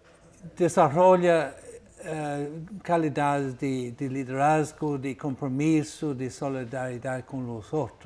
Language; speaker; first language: Spanish; non-native, fluent; Portuguese